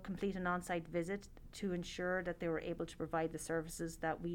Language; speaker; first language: English; native; English